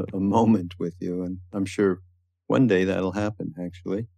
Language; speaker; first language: English; native; English